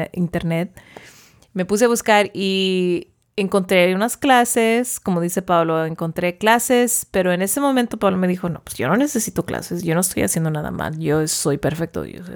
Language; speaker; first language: Spanish; early bilingual, heritage; Spanish